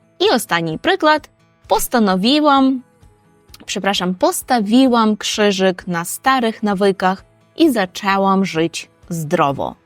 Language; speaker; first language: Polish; non-native, fluent; Ukrainian